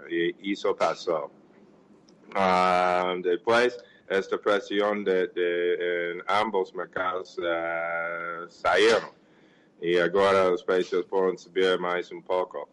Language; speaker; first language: Portuguese; non-native, fluent; English